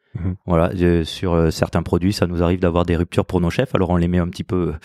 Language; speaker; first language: French; native; French